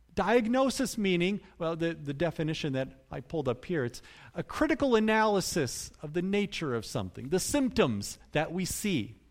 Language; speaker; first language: English; native; English